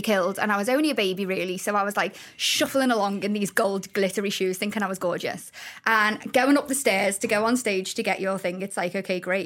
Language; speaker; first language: English; native; English